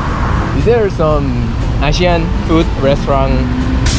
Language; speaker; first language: English; non-native, learner; Korean